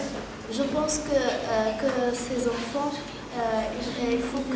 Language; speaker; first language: French; non-native, learner; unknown